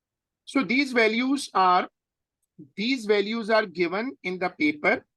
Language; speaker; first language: English; non-native, local second language; Urdu